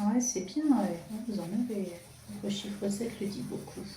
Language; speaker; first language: French; native; French